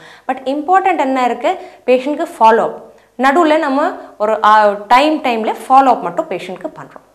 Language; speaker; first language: Tamil; non-native, fluent; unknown